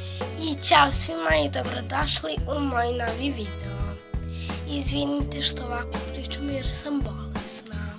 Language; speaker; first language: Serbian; early bilingual, heritage; Serbian